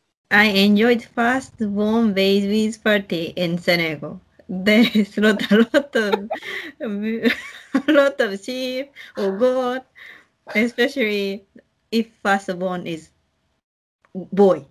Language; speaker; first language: English; non-native, learner; Japanese